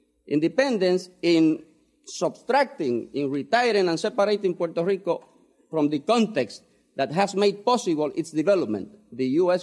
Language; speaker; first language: English; non-native, fluent; Spanish